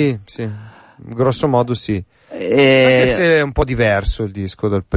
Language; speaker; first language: Italian; native; Italian